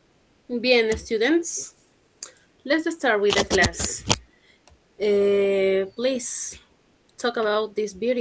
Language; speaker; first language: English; non-native, learner; Spanish